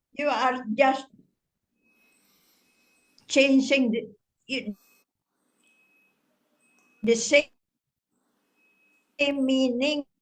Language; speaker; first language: English; non-native, fluent; Indonesian